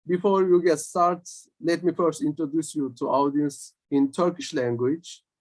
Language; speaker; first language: English; non-native, fluent; Turkish